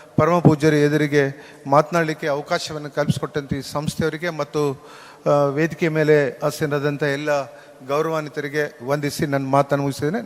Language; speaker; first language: Kannada; native; Kannada